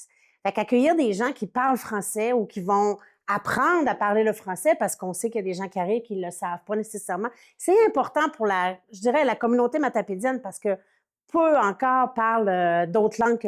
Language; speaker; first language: French; native; French